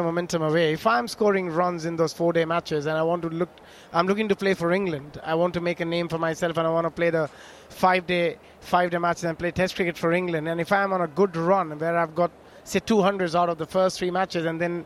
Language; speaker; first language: English; non-native, local second language; Bangla